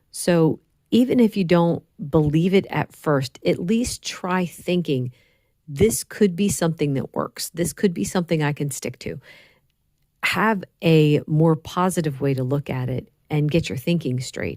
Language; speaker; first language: English; native; English